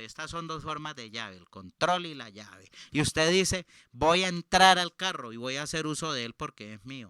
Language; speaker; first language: Spanish; native; Spanish